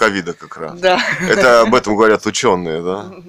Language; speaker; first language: Russian; native; Russian